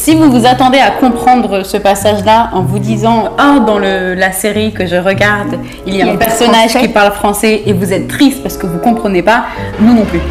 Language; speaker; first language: French; native; French